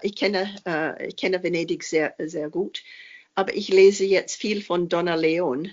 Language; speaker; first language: German; non-native, fluent; English